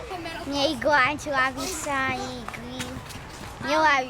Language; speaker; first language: Russian; early bilingual, heritage; Russian